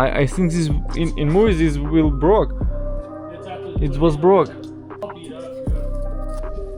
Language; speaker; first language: English; non-native, learner; Ukrainian